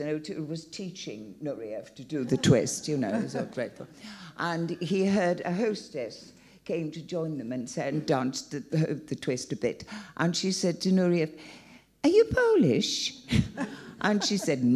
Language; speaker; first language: English; native; English